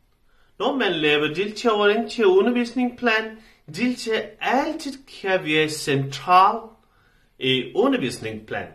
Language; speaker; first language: Danish; non-native, learner; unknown